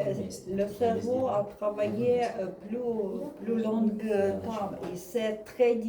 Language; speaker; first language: French; non-native, learner; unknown